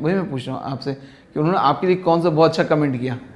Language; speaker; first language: Hindi; native; Hindi